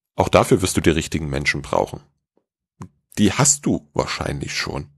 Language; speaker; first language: German; native; German